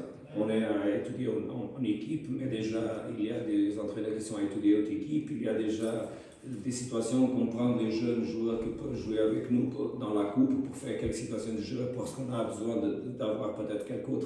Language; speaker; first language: French; non-native, fluent; Portuguese